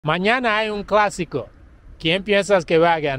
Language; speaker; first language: Spanish; non-native, fluent; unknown